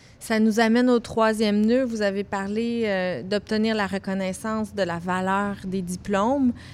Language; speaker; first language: French; native; French